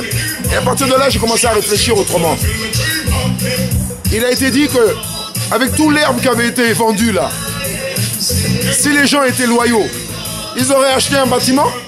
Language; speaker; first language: French; native; French